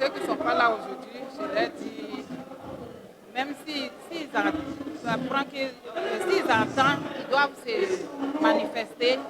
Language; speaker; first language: French; non-native, local second language; Dyula